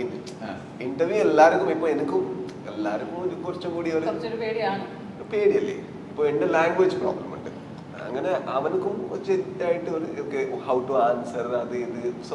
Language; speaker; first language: Malayalam; non-native, learner; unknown